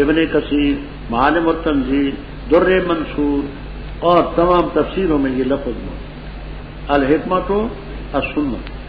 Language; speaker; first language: Urdu; non-native, local second language; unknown